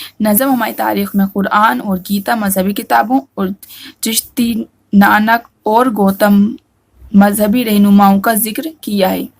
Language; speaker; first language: Urdu; native; Urdu